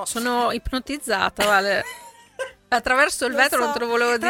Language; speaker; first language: Italian; native; Italian